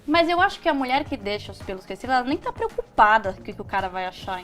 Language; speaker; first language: Portuguese; native; Portuguese